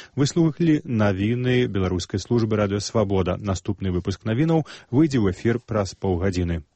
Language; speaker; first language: Belarusian; native; Belarusian